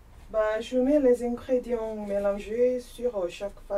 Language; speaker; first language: French; non-native, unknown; Korean